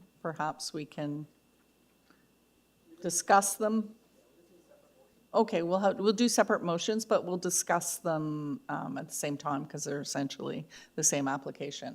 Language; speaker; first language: English; native; English